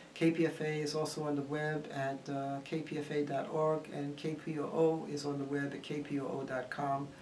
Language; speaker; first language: English; native; English